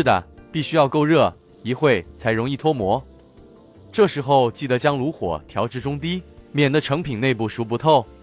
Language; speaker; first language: Chinese; native; Chinese